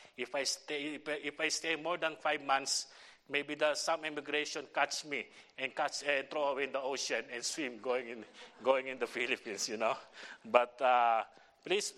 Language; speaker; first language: English; non-native, local second language; Filipino